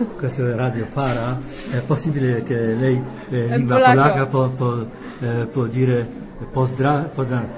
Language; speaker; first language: Italian; non-native, learner; Polish